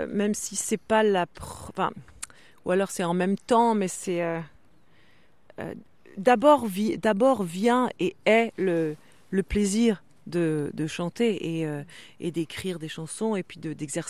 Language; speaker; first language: French; non-native, local second language; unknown